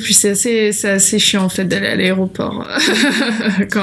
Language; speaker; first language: French; native; French